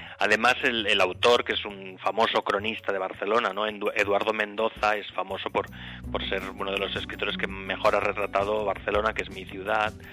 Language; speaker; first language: Spanish; native; Spanish